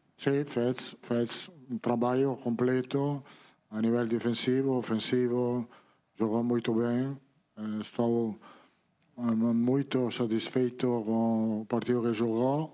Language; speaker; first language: Portuguese; non-native, learner; Italian